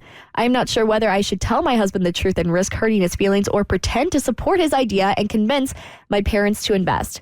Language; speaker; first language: English; native; English